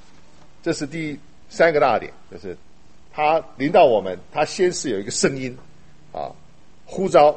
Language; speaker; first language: Chinese; native; Chinese